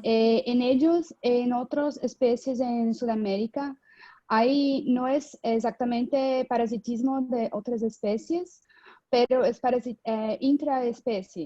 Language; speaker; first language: Spanish; non-native, fluent; Portuguese